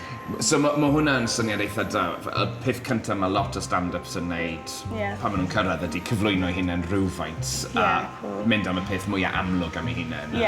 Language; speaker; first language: Welsh; native; Welsh